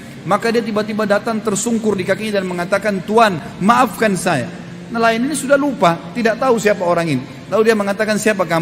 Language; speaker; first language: Indonesian; native; Indonesian